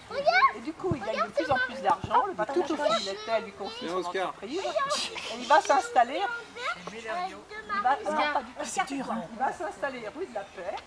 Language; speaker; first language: French; native; French